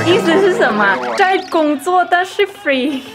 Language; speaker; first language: Chinese; non-native, fluent; Thai